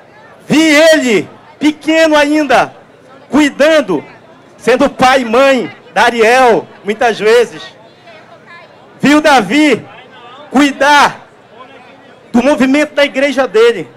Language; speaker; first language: Portuguese; native; Portuguese